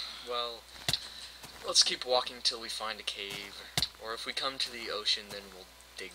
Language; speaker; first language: English; native; English